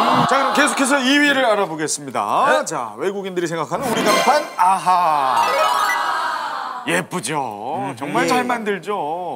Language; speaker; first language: Korean; native; Korean